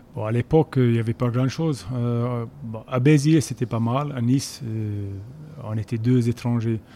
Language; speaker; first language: French; non-native, fluent; English